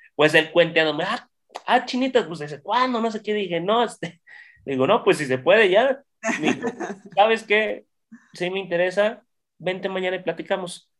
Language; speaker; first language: Spanish; native; Spanish